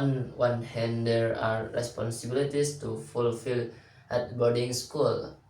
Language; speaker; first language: English; non-native, learner; Indonesian